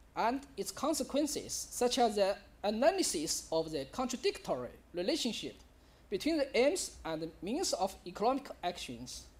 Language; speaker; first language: English; non-native, learner; Chinese